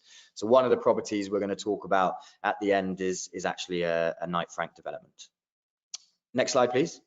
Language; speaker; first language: English; native; English